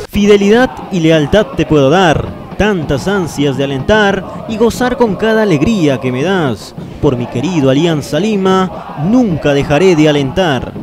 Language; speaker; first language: Spanish; native; Spanish